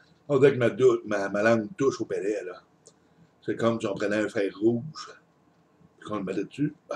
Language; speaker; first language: French; native; French